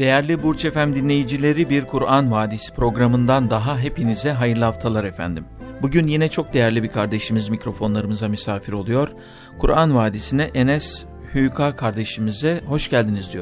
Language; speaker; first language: Turkish; native; Turkish